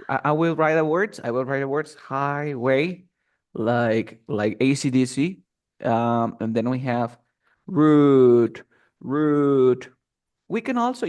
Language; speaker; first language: English; non-native, fluent; Spanish